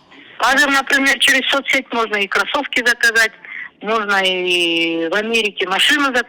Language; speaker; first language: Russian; non-native, local second language; Kyrgyz